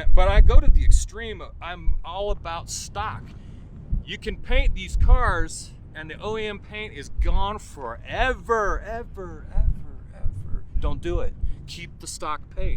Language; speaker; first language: English; native; English